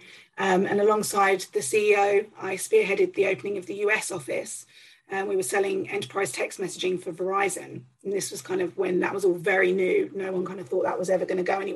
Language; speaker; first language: English; native; English